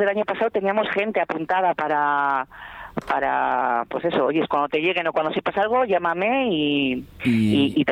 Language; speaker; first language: Spanish; native; Spanish